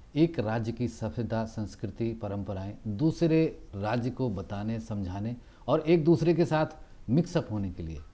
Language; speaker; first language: Hindi; native; Hindi